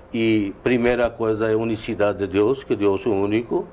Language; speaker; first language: Portuguese; non-native, learner; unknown